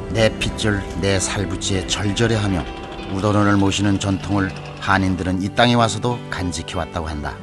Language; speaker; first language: Korean; native; Korean